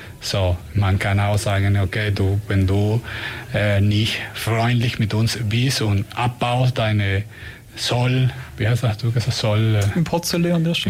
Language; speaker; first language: German; non-native, learner; Spanish